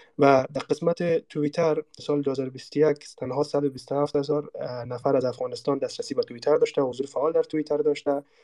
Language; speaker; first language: Persian; native; Persian